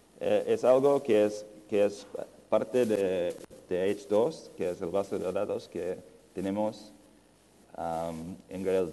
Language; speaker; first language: Spanish; non-native, fluent; English